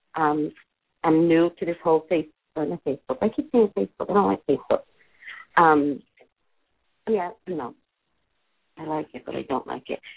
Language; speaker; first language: English; native; English